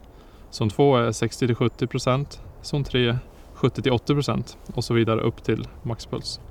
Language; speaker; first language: Swedish; native; Swedish